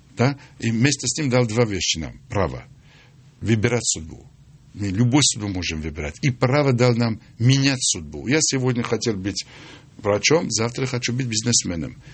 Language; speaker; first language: Russian; non-native, local second language; Armenian